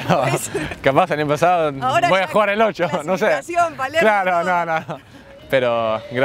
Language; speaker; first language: Spanish; non-native, fluent; English